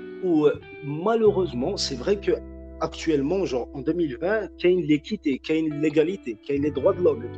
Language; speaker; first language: French; non-native, local second language; Kabyle